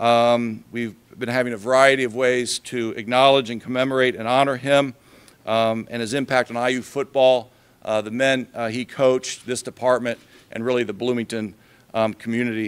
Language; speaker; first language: English; native; English